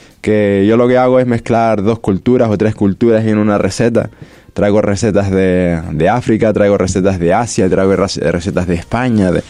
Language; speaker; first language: Spanish; non-native, fluent; Arabic